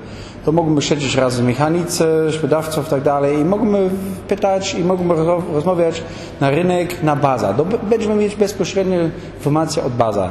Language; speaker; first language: Polish; non-native, learner; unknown